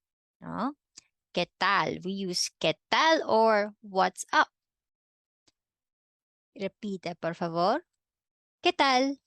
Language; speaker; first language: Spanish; non-native, fluent; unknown